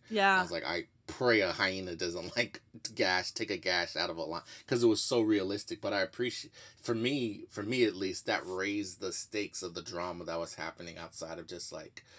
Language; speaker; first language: English; native; English